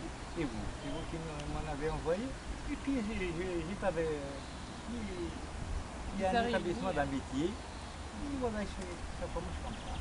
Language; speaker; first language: French; non-native, local second language; Kabyle